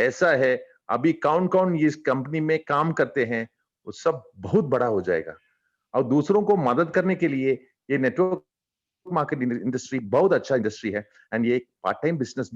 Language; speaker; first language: Hindi; non-native, learner; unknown